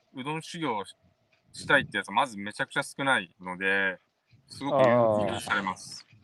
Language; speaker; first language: Japanese; native; Japanese